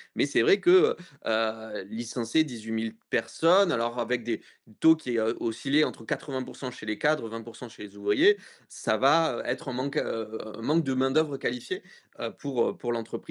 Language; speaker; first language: French; native; French